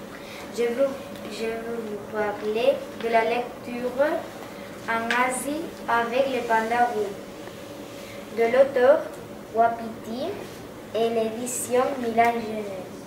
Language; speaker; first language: French; non-native, learner; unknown